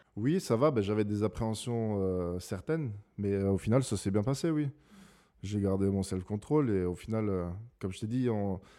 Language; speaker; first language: French; native; French